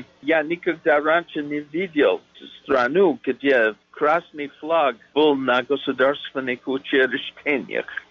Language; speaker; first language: Russian; non-native, fluent; English